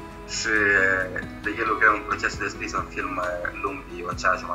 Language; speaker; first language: Romanian; early bilingual, heritage; Romanian